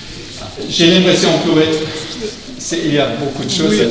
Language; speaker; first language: French; non-native, learner; German